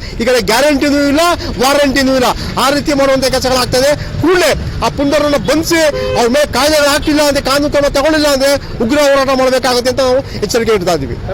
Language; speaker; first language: Kannada; native; Kannada